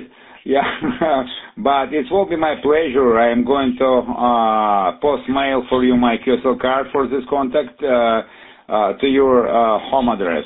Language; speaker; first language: English; non-native, fluent; Russian